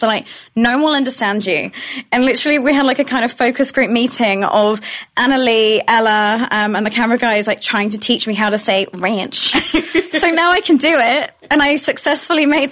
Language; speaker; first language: English; native; English